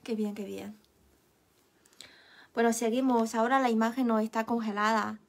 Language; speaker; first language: Spanish; non-native, fluent; Chinese